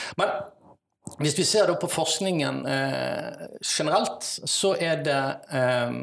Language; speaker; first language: Norwegian; native; Norwegian